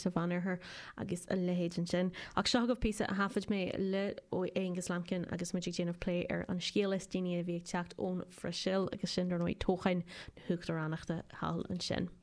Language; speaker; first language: Irish; native; Irish